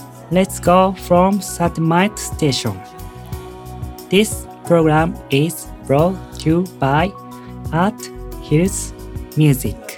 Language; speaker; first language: English; non-native, learner; Japanese